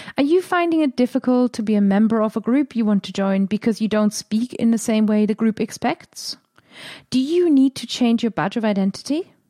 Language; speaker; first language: English; non-native, fluent; German